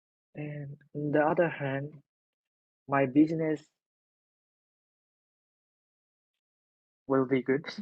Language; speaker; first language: English; non-native, learner; Japanese